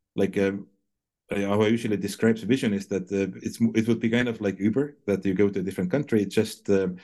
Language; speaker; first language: English; non-native, fluent; Estonian